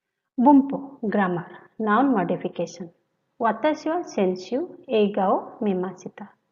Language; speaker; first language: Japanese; non-native, fluent; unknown